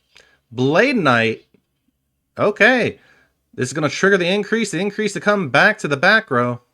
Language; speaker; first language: English; native; English